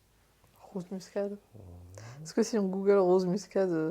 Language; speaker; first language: French; native; French